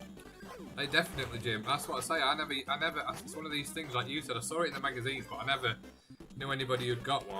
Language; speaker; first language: English; native; English